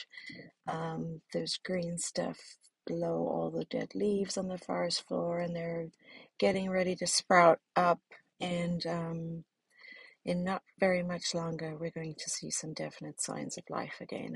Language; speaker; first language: English; native; English